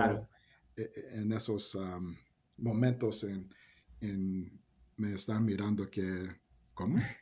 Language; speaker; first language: Spanish; early bilingual, heritage; Spanish